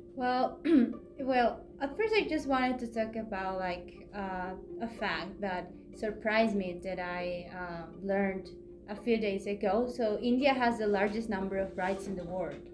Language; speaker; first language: English; non-native, fluent; Spanish